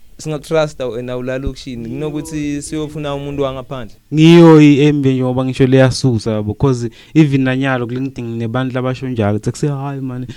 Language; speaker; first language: Zulu; non-native, local second language; Swati